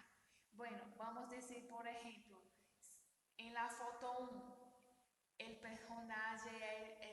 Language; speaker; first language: Spanish; non-native, learner; Portuguese